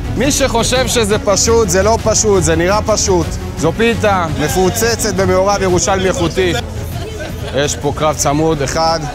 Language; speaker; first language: Hebrew; native; Hebrew